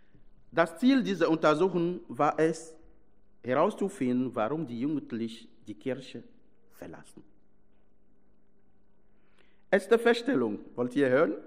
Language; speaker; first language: German; non-native, fluent; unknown